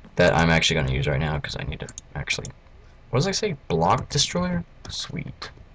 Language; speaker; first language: English; native; English